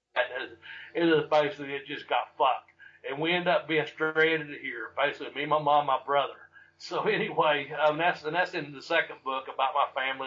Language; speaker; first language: English; native; English